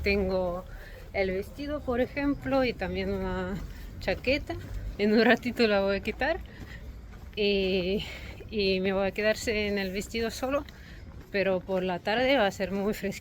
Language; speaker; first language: Spanish; non-native, fluent; Russian